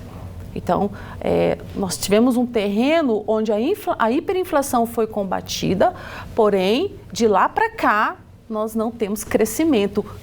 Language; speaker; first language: Portuguese; native; Portuguese